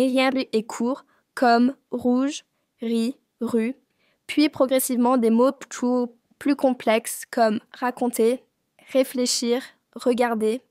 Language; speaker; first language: French; non-native, fluent; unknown